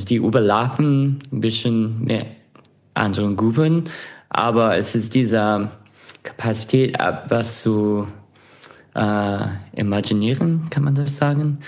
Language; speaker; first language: German; non-native, fluent; English